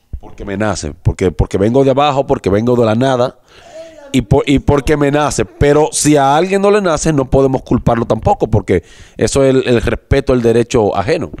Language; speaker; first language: Spanish; native; Spanish